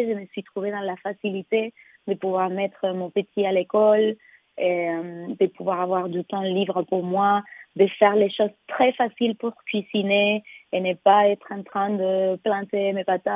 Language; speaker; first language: French; non-native, fluent; Spanish